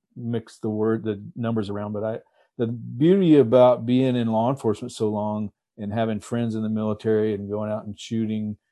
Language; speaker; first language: English; native; English